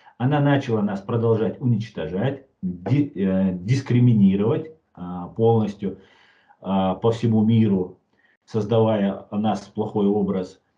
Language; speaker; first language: Russian; non-native, local second language; Chechen